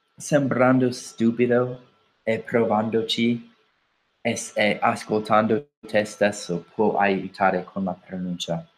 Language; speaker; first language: Italian; non-native, fluent; English